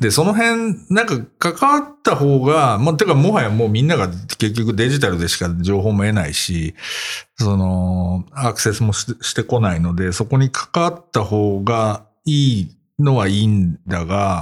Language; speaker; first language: Japanese; native; Japanese